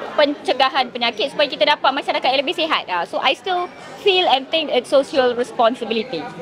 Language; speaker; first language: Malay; non-native, local second language; Tamil